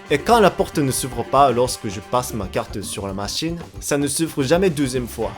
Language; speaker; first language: French; non-native, fluent; Japanese